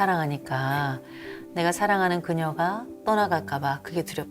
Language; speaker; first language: Korean; native; Korean